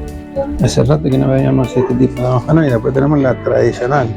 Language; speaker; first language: Spanish; native; Spanish